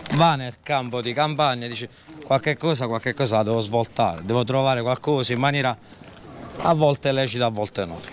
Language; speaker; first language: Italian; native; Italian